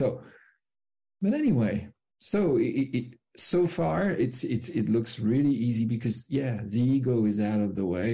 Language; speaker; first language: English; non-native, fluent; French